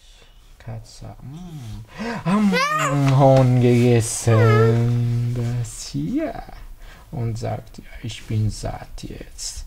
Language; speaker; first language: German; non-native, learner; Arabic